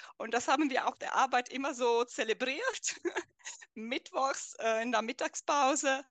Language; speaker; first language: German; non-native, fluent; Italian